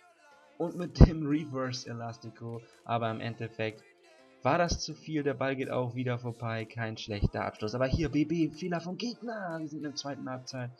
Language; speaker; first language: German; native; German